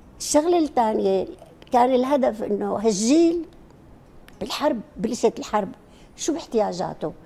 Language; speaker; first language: Arabic; non-native, local second language; Kurdish